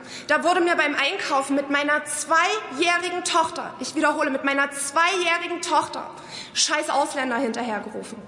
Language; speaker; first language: German; early bilingual, other home language; Arabic